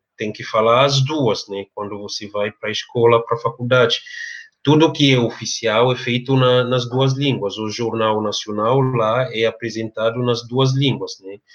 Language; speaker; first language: Portuguese; non-native, fluent; French